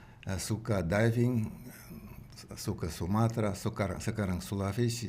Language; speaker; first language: Indonesian; non-native, learner; Russian